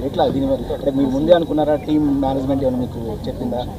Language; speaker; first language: Telugu; native; Telugu